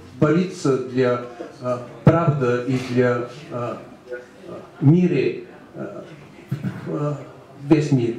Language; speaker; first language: Russian; non-native, learner; Bulgarian